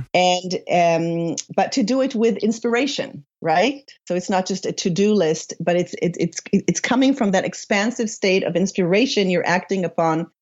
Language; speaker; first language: English; non-native, fluent; Hebrew